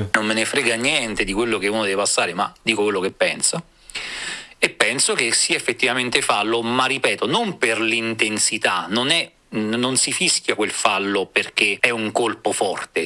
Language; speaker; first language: Italian; native; Italian